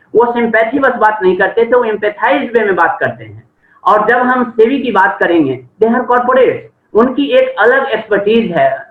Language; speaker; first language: Hindi; native; Hindi